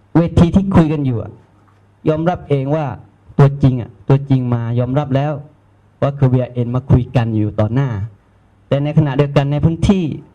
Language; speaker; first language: Thai; non-native, local second language; Malay